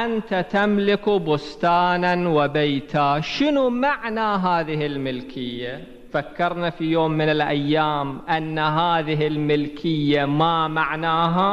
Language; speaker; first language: Arabic; native; Arabic